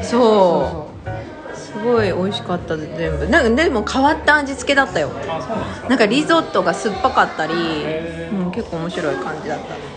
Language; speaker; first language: Japanese; native; Japanese